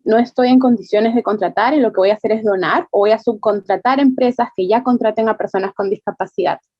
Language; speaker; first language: Spanish; native; Spanish